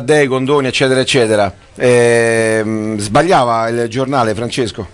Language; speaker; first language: Italian; native; Italian